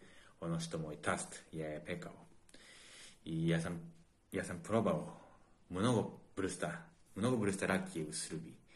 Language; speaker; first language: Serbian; non-native, learner; Japanese